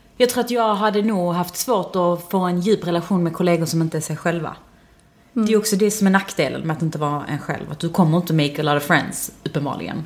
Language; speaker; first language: Swedish; early bilingual, other home language; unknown